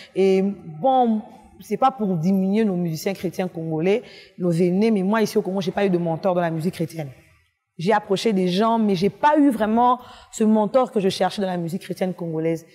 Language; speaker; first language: French; non-native, local second language; Lingala